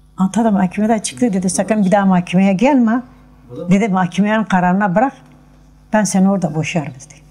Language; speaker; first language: Turkish; non-native, local second language; Kurdish